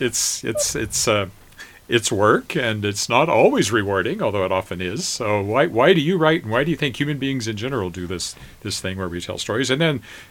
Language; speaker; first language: English; native; English